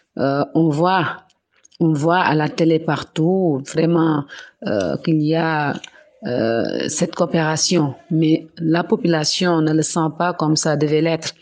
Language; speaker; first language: French; non-native, local second language; Wolof